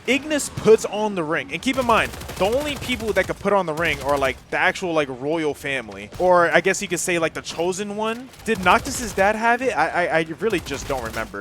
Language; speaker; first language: English; native; English